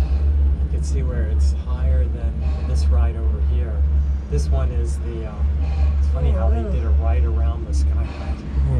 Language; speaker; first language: English; native; English